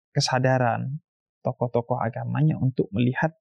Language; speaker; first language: Indonesian; native; Indonesian